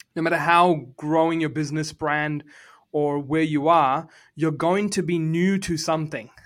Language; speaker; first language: English; native; English